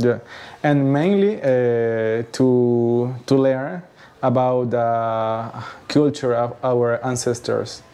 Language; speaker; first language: English; non-native, learner; Spanish